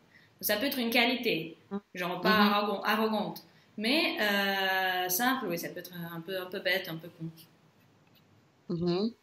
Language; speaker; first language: French; non-native, fluent; Russian